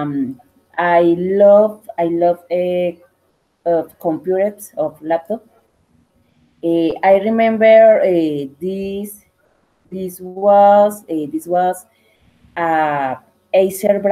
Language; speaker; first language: English; non-native, learner; Spanish